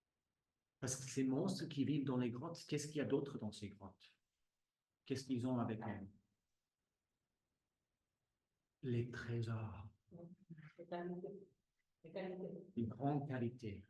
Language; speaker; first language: French; non-native, fluent; English